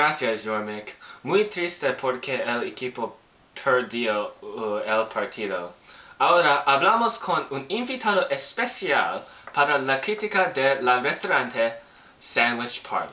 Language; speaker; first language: Spanish; non-native, learner; English